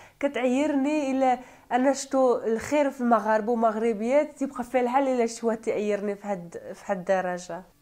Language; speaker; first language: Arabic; non-native, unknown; Turkish